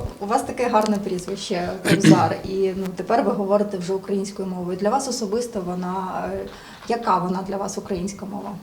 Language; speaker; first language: Ukrainian; native; Ukrainian